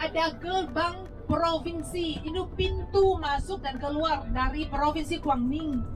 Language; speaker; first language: Indonesian; non-native, fluent; Vietnamese